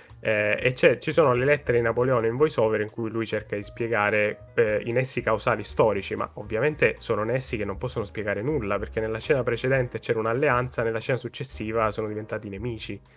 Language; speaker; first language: Italian; native; Italian